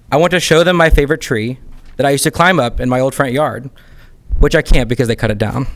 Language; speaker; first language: English; native; English